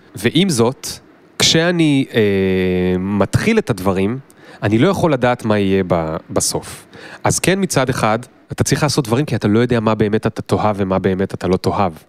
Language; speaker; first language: Hebrew; native; Hebrew